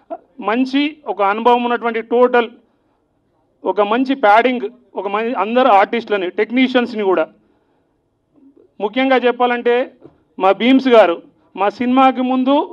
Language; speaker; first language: Telugu; native; Telugu